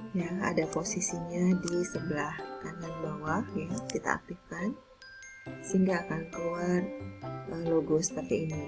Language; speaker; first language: Indonesian; native; Indonesian